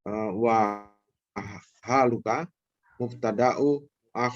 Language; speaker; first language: Arabic; non-native, learner; Indonesian